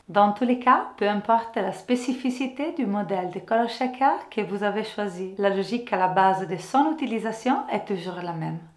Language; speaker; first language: French; non-native, fluent; Italian